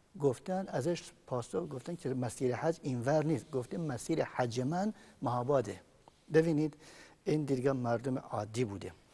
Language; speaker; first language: Persian; non-native, local second language; Kurdish